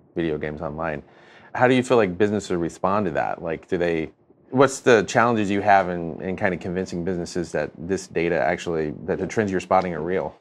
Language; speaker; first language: English; native; English